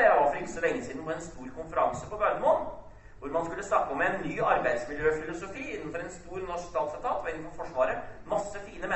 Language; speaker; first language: Norwegian; native; Norwegian